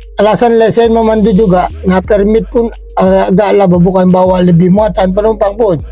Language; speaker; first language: Malay; non-native, fluent; Filipino